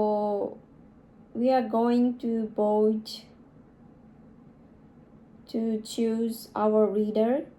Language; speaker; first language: English; non-native, learner; Japanese